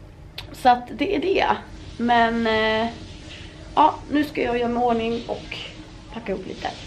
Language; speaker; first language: Swedish; native; Swedish